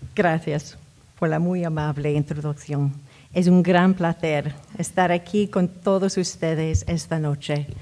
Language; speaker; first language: Spanish; early bilingual, heritage; Spanish